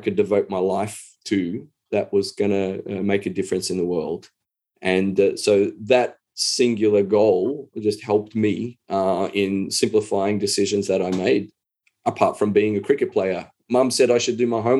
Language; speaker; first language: English; native; English